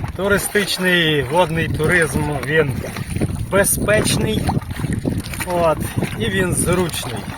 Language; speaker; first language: Ukrainian; native; Ukrainian